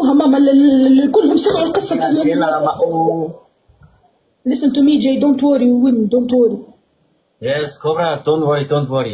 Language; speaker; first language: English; non-native, learner; Arabic